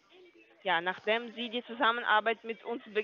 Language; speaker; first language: German; non-native, learner; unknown